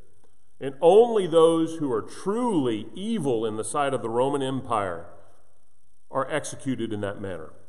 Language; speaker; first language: English; native; English